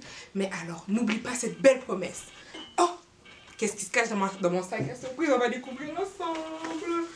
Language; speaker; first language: French; native; French